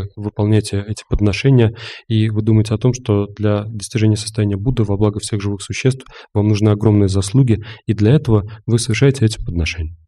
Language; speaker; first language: Russian; native; Russian